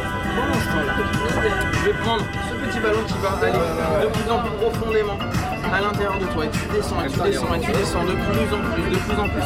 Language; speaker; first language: French; native; French